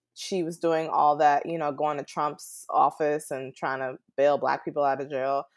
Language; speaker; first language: English; native; English